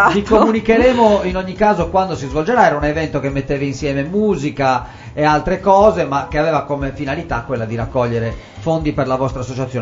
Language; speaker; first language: Italian; native; Italian